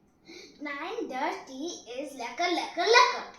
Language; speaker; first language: German; non-native, learner; Malayalam